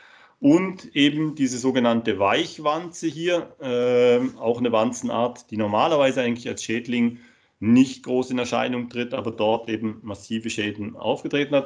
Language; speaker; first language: German; native; German